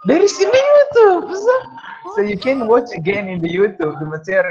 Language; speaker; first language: English; non-native, fluent; Indonesian